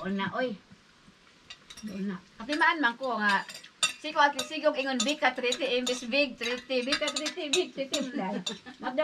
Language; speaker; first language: Swedish; non-native, learner; Cebuano